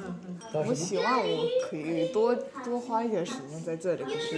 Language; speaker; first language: Chinese; non-native, learner; English